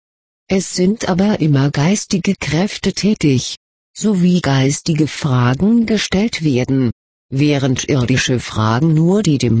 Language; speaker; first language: German; native; German